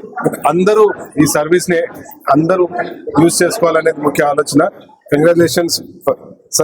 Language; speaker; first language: Telugu; native; Telugu